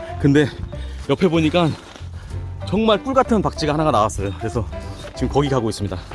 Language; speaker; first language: Korean; native; Korean